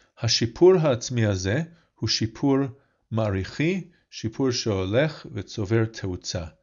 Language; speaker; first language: Hebrew; non-native, fluent; English